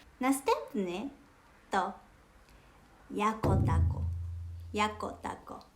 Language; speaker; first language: Polish; non-native, learner; Japanese